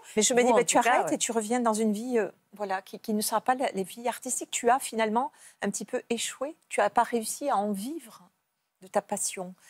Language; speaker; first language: French; native; French